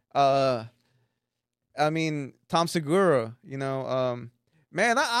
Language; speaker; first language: English; early bilingual, other home language; Spanish